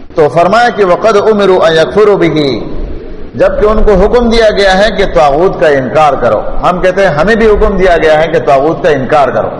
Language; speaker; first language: Urdu; non-native, local second language; Pashto